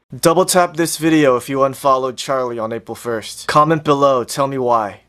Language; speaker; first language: English; early bilingual, other home language; Chinese